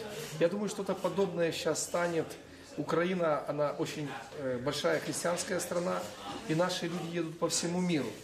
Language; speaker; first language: Russian; non-native, local second language; Ukrainian